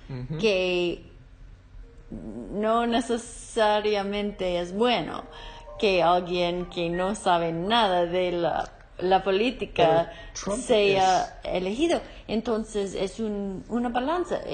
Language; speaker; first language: Spanish; non-native, learner; English